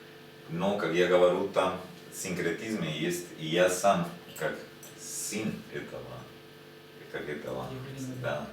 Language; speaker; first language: Russian; non-native, learner; Spanish